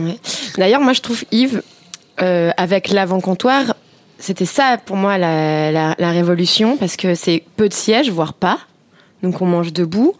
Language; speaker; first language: French; native; French